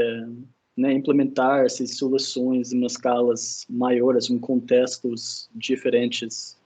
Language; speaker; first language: Portuguese; non-native, fluent; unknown